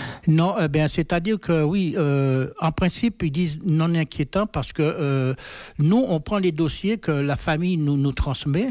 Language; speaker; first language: French; native; French